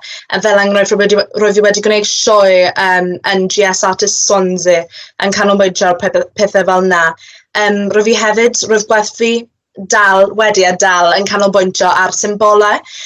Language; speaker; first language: Welsh; non-native, local second language; English